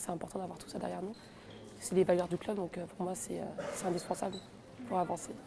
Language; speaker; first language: French; native; French